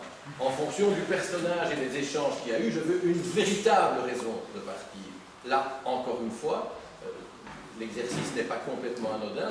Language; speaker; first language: French; native; French